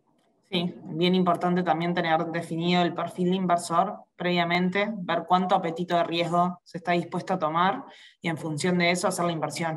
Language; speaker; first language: Spanish; native; Spanish